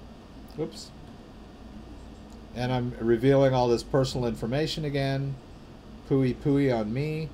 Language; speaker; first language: English; native; English